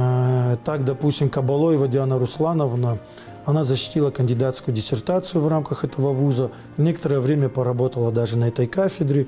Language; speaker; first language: Russian; native; Russian